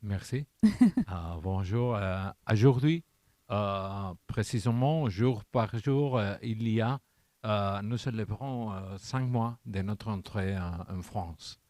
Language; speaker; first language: French; non-native, learner; Catalan